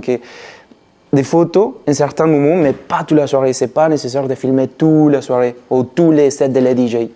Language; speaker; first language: French; non-native, fluent; Spanish